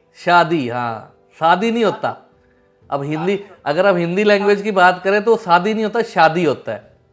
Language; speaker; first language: Hindi; native; Hindi